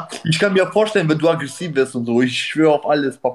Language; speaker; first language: German; non-native, learner; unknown